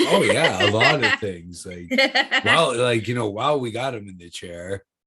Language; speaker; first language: English; native; English